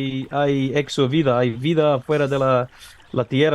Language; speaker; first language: Spanish; non-native, learner; English